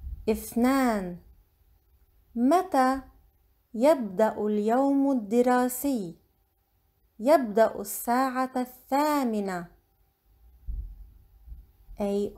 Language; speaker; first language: Arabic; non-native, fluent; English